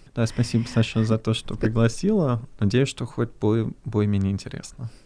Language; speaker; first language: Russian; non-native, fluent; English